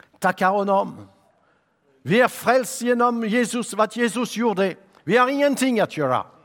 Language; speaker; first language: Swedish; non-native, fluent; French